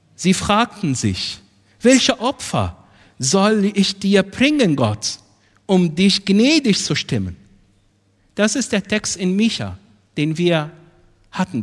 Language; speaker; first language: German; non-native, fluent; Arabic